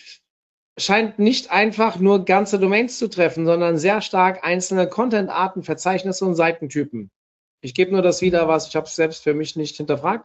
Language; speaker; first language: German; native; German